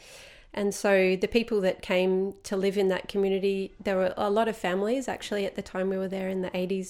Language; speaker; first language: English; native; English